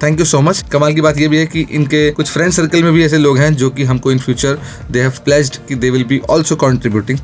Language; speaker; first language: Hindi; native; Hindi